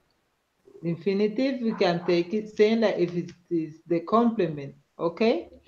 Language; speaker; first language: English; non-native, learner; Spanish